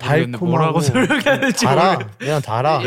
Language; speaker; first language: Korean; early bilingual, heritage; English